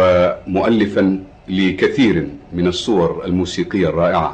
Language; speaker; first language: Arabic; native; Arabic